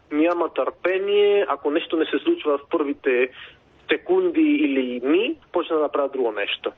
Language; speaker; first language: Bulgarian; non-native, fluent; Spanish